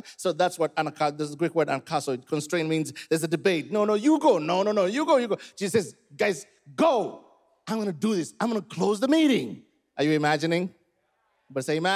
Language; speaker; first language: English; non-native, local second language; Ganda